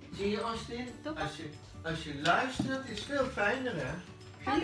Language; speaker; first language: Dutch; native; Dutch